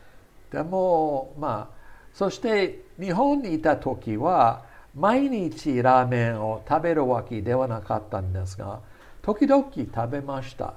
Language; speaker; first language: Japanese; non-native, fluent; English